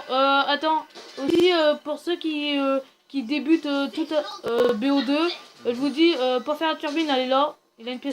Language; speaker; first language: French; native; French